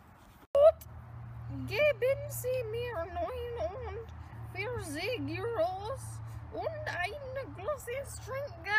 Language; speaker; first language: German; non-native, learner; English